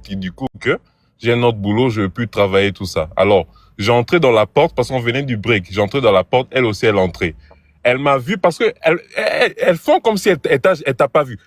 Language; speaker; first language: French; non-native, local second language; Lingala